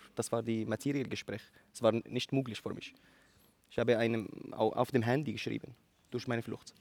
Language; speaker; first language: German; non-native, learner; Arabic